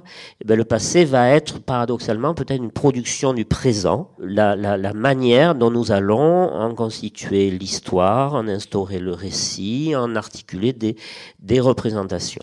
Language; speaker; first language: French; native; French